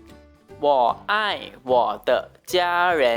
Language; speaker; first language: Chinese; non-native, learner; Lao